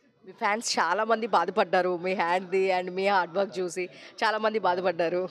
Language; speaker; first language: Telugu; native; Telugu